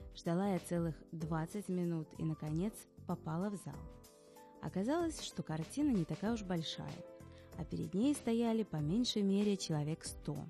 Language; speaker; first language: Russian; native; Russian